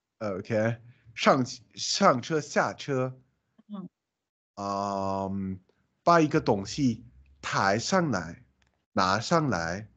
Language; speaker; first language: Chinese; non-native, learner; English